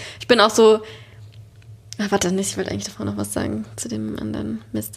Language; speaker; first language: German; native; German